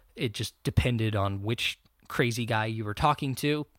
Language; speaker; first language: English; native; English